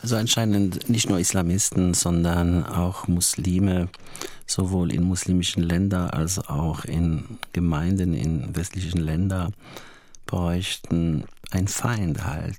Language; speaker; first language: German; non-native, fluent; Arabic